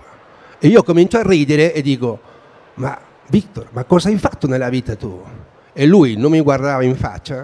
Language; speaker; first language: Italian; non-native, fluent; Spanish